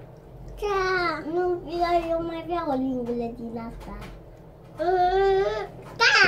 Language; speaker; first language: Romanian; early bilingual, heritage; Romanian